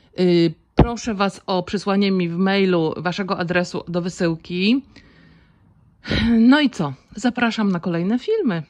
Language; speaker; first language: Polish; native; Polish